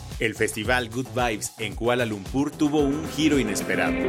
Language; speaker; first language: Spanish; native; Spanish